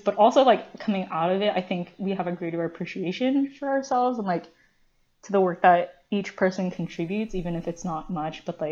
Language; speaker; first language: English; early bilingual, other home language; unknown